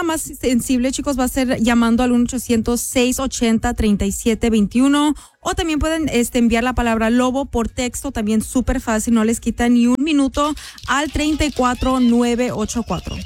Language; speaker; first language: Spanish; early bilingual, heritage; Spanish